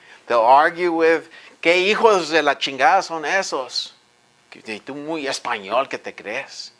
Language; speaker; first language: Spanish; early bilingual, heritage; Spanish